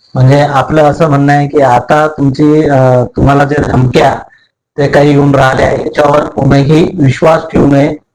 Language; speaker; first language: Marathi; native; Marathi